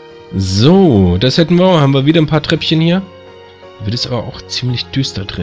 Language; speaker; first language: German; native; German